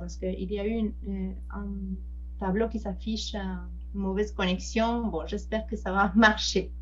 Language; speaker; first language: French; non-native, fluent; Spanish